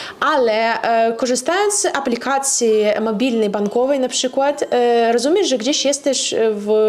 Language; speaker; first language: Polish; non-native, fluent; Russian